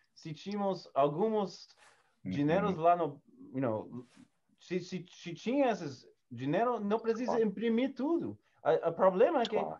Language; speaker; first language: Portuguese; non-native, learner; English